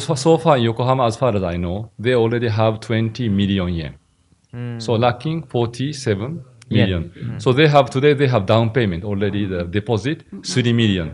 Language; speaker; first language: English; non-native, learner; Japanese